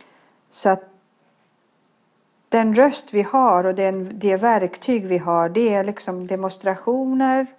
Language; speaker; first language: Swedish; early bilingual, other home language; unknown